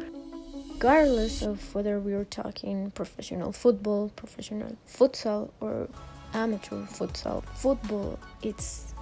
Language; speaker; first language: English; non-native, fluent; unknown